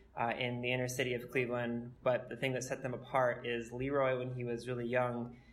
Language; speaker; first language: English; native; English